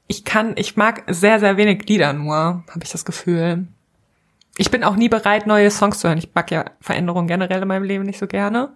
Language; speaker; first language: German; native; German